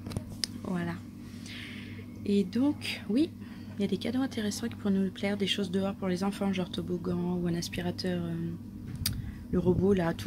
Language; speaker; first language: French; native; French